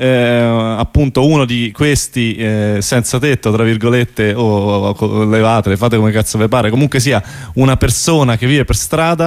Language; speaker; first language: Italian; native; Italian